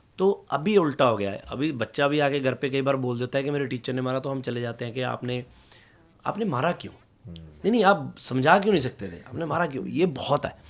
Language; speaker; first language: Hindi; non-native, local second language; Punjabi